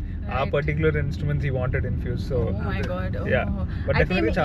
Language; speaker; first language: Telugu; native; Telugu